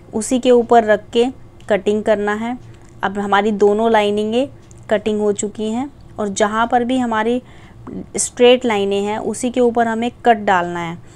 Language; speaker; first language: Hindi; native; Hindi